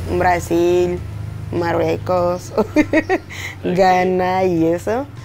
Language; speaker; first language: Spanish; non-native, fluent; French